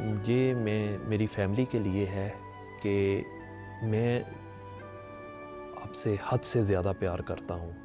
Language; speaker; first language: Hindi; non-native, local second language; Punjabi